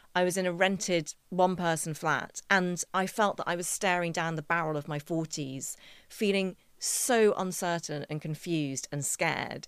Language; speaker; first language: English; native; English